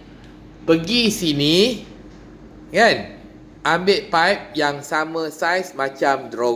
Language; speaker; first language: Malay; native; Malay